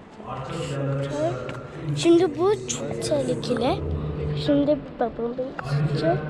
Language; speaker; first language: Turkish; early bilingual, heritage; Turkish